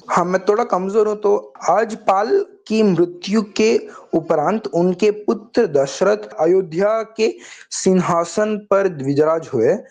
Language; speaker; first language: Hindi; non-native, local second language; Tamil